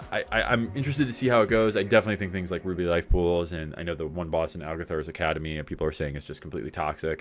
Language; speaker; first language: English; native; English